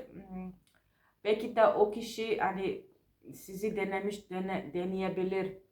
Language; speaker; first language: Turkish; non-native, fluent; Georgian